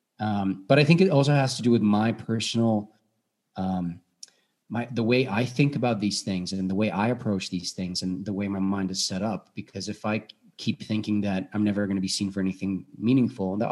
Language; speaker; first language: English; non-native, fluent; Bulgarian